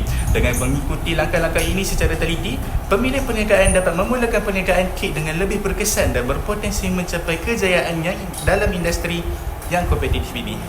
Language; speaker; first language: Malay; native; Malay